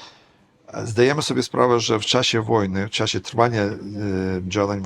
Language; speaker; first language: Polish; non-native, fluent; Ukrainian